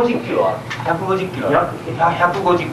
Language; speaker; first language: Japanese; native; Japanese